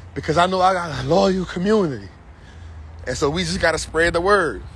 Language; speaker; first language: English; native; English